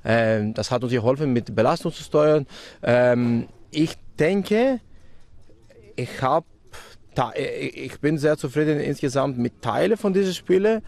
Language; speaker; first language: German; non-native, fluent; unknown